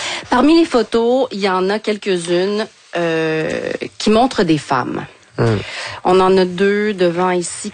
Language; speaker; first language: French; native; French